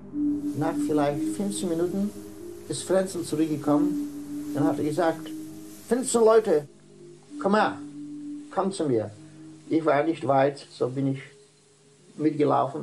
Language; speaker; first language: German; non-native, learner; Dutch